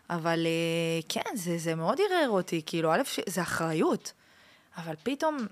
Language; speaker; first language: Hebrew; early bilingual, heritage; French